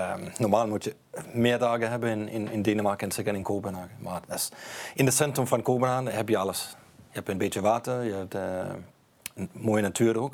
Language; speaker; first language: Dutch; non-native, fluent; Danish